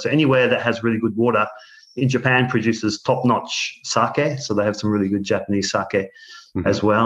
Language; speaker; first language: English; native; English